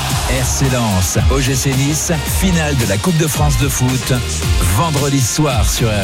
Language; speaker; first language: French; native; French